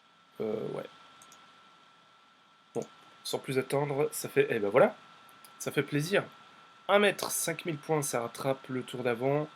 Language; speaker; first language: French; native; French